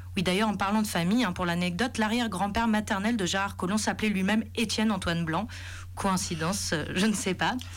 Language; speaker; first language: French; native; French